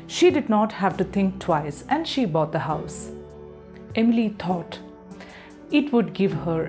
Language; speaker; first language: English; non-native, local second language; Malayalam